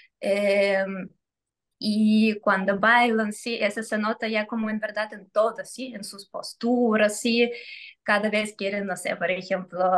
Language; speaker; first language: Spanish; non-native, fluent; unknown